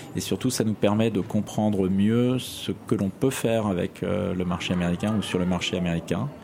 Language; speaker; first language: French; native; French